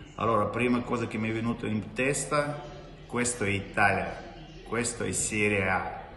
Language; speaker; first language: Italian; non-native, fluent; Russian